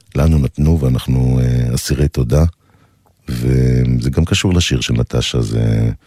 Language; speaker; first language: Hebrew; native; Hebrew